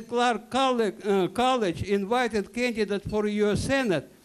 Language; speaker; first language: English; non-native, learner; Russian